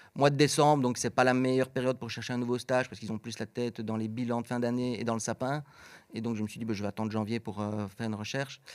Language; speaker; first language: French; native; French